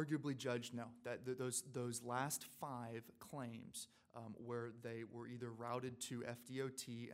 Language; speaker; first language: English; native; English